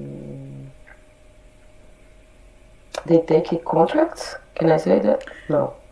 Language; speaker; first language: English; non-native, learner; Portuguese